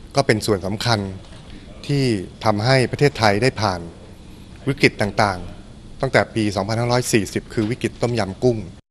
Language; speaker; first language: Thai; native; Thai